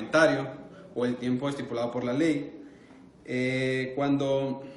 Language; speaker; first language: Spanish; native; Spanish